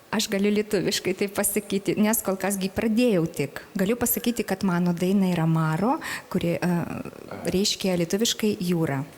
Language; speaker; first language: Lithuanian; non-native, fluent; Russian